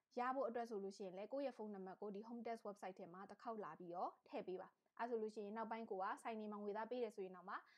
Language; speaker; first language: Burmese; native; Burmese